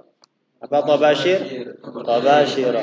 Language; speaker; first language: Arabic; non-native, fluent; Indonesian